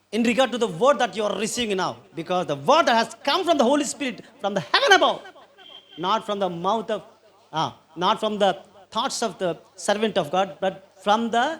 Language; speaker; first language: English; non-native, local second language; Telugu